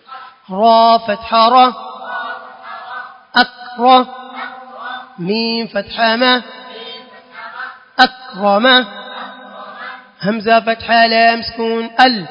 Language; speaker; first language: Arabic; non-native, learner; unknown